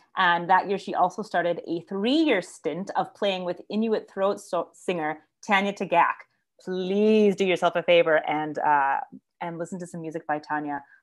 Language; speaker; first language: English; native; English